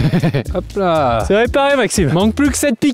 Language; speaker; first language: French; native; French